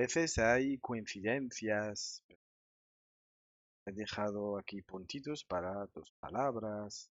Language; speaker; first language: Spanish; non-native, fluent; French